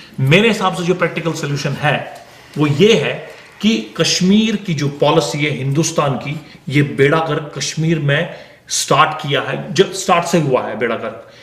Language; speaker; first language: Hindi; non-native, local second language; Kashmiri